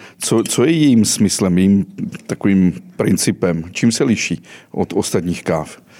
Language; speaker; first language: Czech; native; Czech